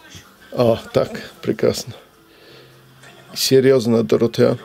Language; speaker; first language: Russian; non-native, learner; German